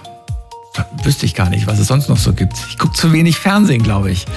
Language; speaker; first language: German; native; German